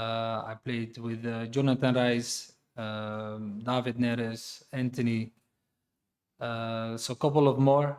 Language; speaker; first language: English; non-native, fluent; Dutch